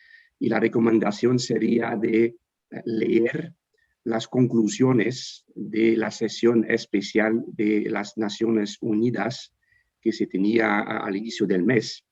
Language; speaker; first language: Spanish; non-native, fluent; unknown